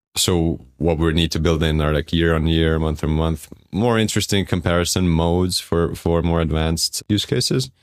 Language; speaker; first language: English; non-native, fluent; Estonian